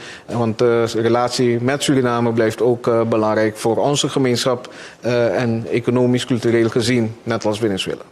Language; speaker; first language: Dutch; non-native, local second language; Papiamento